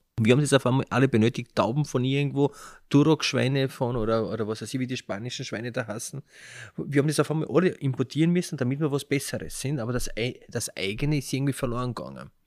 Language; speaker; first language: German; early bilingual, other home language; Slovenian